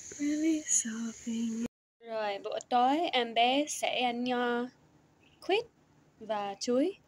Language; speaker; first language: Vietnamese; early bilingual, heritage; Vietnamese